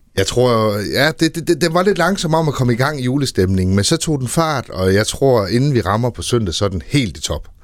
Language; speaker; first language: Danish; native; Danish